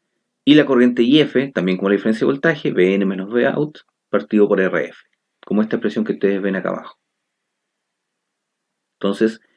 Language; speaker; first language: Spanish; native; Spanish